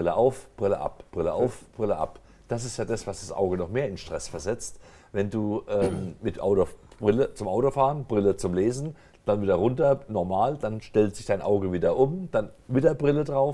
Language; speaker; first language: German; native; German